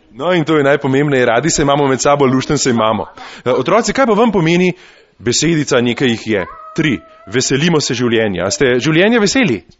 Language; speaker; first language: Slovenian; native; Slovenian